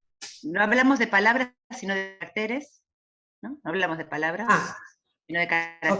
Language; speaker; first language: Spanish; native; Spanish